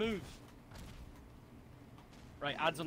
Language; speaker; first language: English; native; English